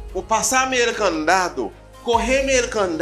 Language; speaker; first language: Spanish; non-native, fluent; Haitian Creole